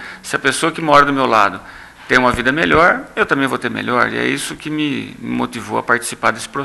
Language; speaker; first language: Portuguese; native; Portuguese